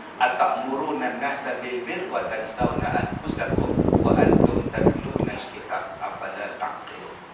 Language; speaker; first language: Malay; native; Malay